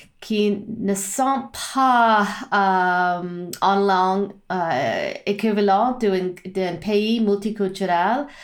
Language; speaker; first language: French; non-native, learner; English